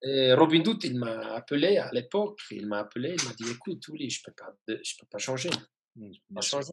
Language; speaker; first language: French; non-native, fluent; German